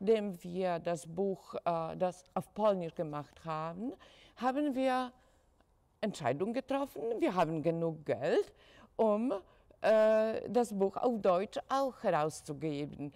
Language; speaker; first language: German; non-native, fluent; Polish